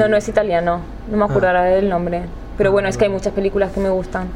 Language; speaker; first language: Spanish; native; Spanish